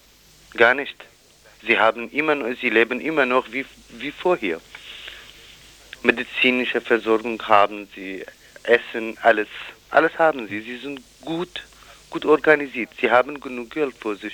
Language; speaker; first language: German; non-native, fluent; Kurdish